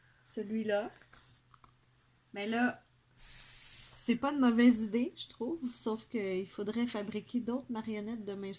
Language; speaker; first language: French; native; French